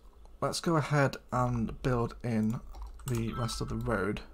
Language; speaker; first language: English; native; English